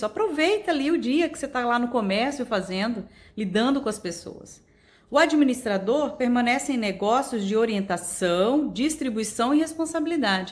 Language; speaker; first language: Portuguese; native; Portuguese